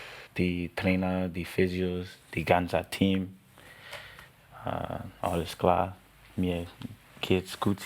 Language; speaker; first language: German; non-native, learner; English